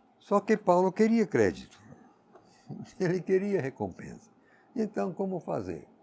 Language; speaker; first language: Portuguese; non-native, fluent; English